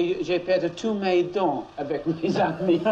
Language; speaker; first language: French; non-native, fluent; English